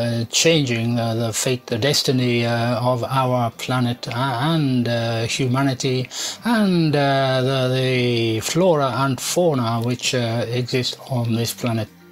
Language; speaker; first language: English; native; English